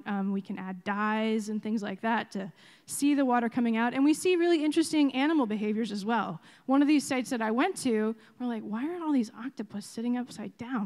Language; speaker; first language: English; native; English